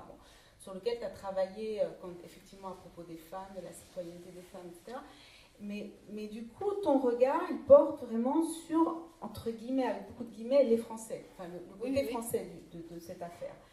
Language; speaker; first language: French; native; French